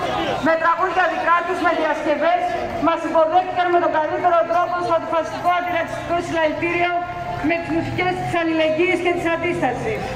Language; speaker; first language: Greek; native; Greek